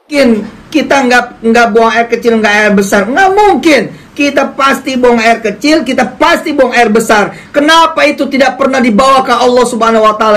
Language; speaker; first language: Indonesian; native; Indonesian